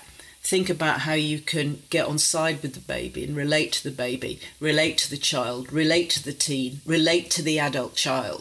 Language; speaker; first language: English; native; English